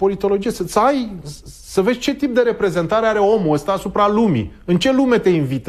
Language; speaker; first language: Romanian; native; Romanian